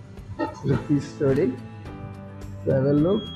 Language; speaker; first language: English; non-native, local second language; Bangla